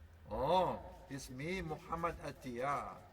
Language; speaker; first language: English; non-native, learner; Sasak